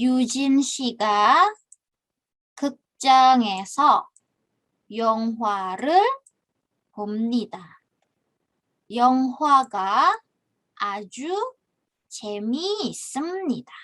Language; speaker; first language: Korean; non-native, fluent; Indonesian